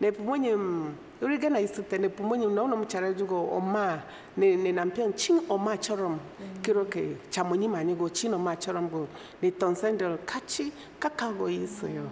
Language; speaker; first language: Korean; non-native, learner; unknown